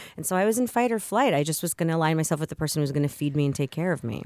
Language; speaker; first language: English; early bilingual, other home language; Russian